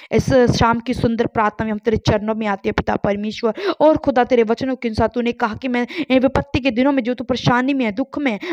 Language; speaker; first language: Hindi; non-native, local second language; Punjabi